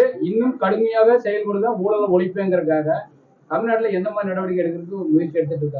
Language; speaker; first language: Tamil; native; Tamil